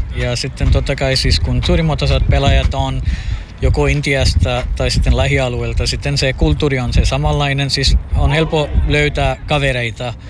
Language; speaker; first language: Finnish; non-native, fluent; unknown